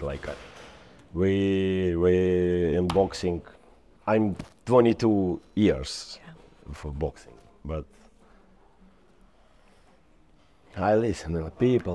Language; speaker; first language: English; non-native, learner; Ukrainian